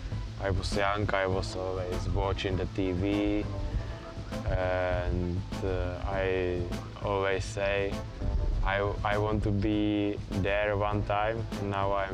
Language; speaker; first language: English; non-native, learner; Czech